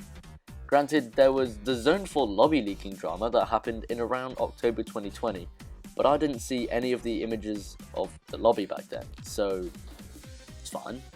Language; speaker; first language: English; native; English